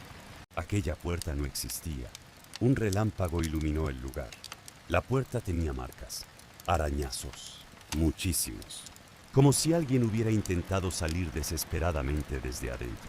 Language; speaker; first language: Spanish; native; Spanish